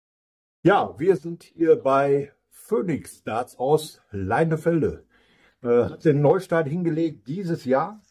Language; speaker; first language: German; native; German